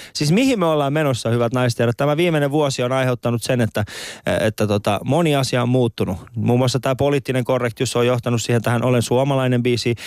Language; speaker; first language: Finnish; early bilingual, other home language; Persian